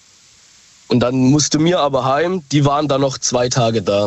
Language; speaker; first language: German; native; German